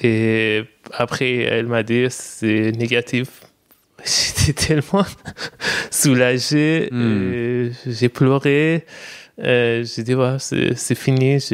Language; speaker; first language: French; non-native, fluent; Persian